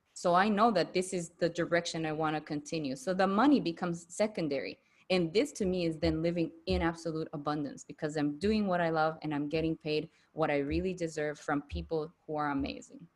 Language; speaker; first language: English; non-native, fluent; Spanish